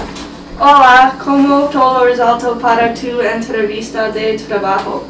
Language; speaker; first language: Spanish; non-native, learner; English